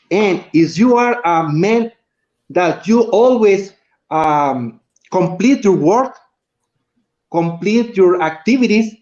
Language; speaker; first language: English; non-native, learner; Spanish